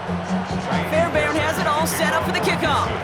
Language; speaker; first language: English; native; English